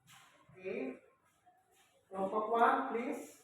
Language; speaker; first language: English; non-native, learner; Indonesian